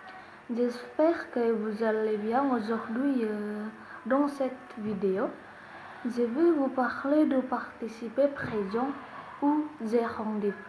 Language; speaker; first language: French; non-native, learner; Indonesian